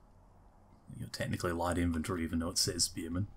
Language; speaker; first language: English; native; English